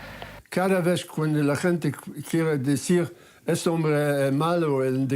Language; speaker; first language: Spanish; non-native, learner; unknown